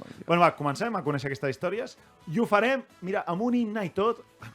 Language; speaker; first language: Catalan; native; Catalan